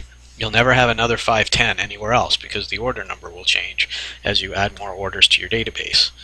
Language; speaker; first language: English; native; English